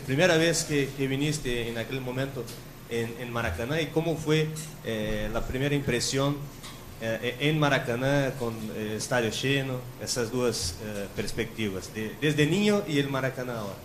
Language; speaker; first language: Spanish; non-native, learner; Portuguese